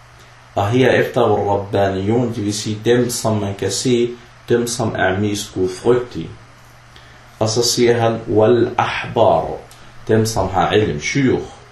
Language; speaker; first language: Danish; early bilingual, other home language; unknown